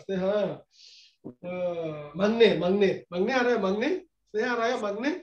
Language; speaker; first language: Korean; non-native, learner; Bangla